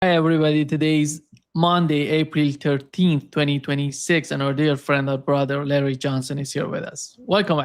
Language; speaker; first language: English; non-native, fluent; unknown